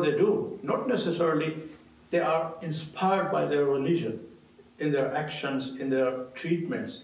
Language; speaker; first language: English; non-native, local second language; Urdu